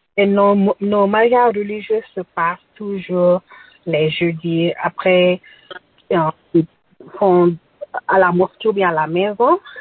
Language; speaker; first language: French; non-native, local second language; Bambara